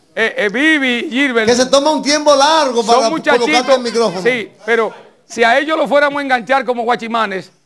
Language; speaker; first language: Spanish; native; Spanish